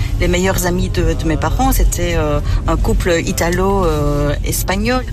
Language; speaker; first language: French; native; French